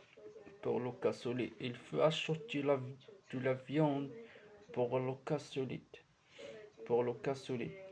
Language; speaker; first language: French; non-native, learner; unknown